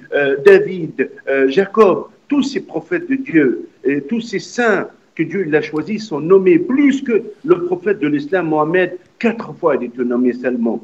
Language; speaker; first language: French; non-native, local second language; Arabic